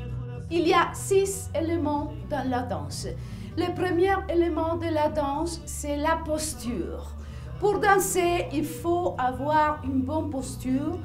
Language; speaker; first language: French; non-native, fluent; Spanish